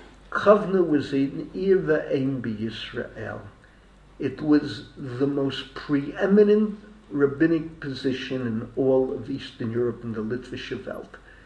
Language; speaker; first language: English; native; English